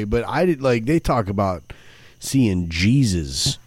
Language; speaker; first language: English; native; English